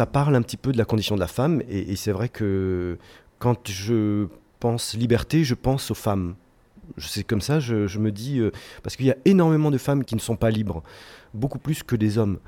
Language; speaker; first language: French; native; French